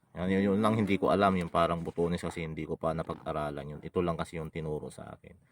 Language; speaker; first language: Filipino; non-native, local second language; Iloko